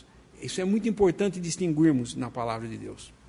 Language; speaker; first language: Portuguese; native; Portuguese